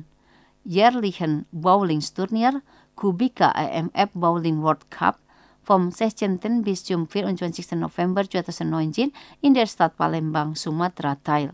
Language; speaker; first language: German; non-native, fluent; Indonesian